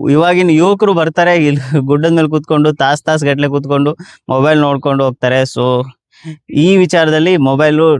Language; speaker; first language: Kannada; non-native, local second language; Lambadi